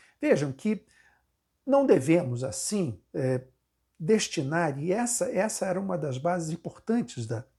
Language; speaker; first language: Portuguese; native; Portuguese